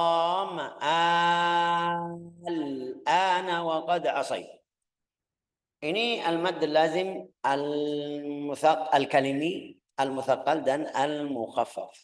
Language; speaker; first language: Indonesian; non-native, fluent; Arabic